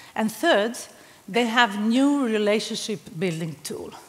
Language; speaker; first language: English; non-native, fluent; Serbian